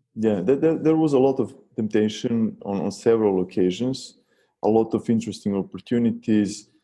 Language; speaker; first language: English; non-native, fluent; Serbian